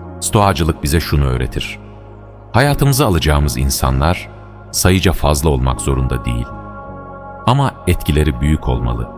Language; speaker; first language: Turkish; native; Turkish